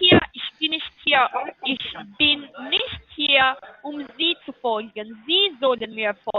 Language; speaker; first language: German; non-native, learner; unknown